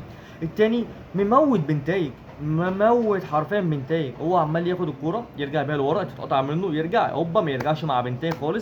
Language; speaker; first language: Arabic; native; Arabic